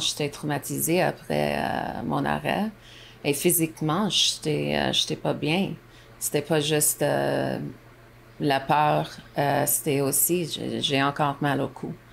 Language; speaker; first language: French; non-native, local second language; English